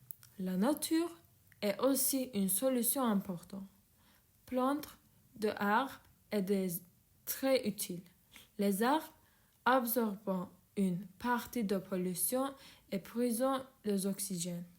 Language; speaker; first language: French; non-native, learner; Turkish